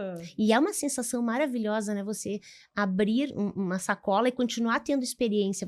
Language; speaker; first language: Portuguese; native; Portuguese